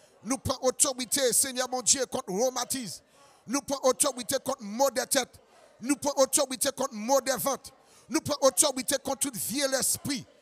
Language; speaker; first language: French; non-native, local second language; Guadeloupean Creole French